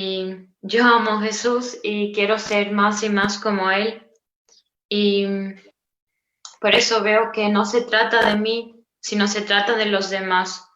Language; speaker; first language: Spanish; non-native, learner; Romanian